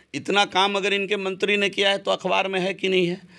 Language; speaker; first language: Hindi; native; Hindi